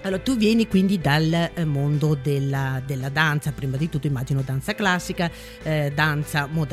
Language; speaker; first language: Italian; native; Italian